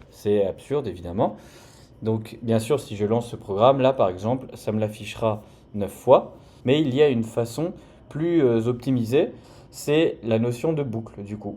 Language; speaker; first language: French; native; French